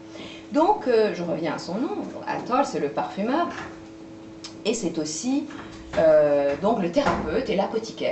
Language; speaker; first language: French; native; French